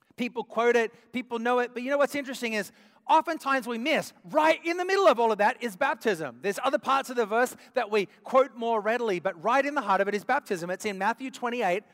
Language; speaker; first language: English; native; English